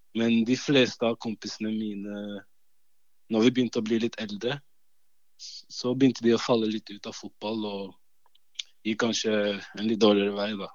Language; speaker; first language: Norwegian; early bilingual, other home language; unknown